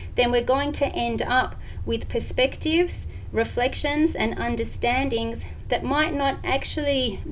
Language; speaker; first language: English; native; English